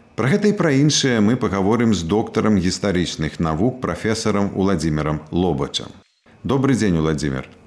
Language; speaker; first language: Belarusian; native; Belarusian